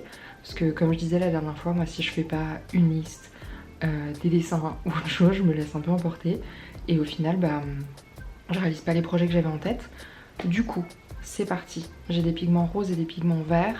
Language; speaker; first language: French; native; French